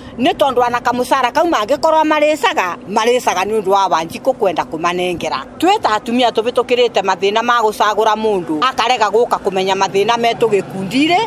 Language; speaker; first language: Kikuyu; non-native, local second language; Embu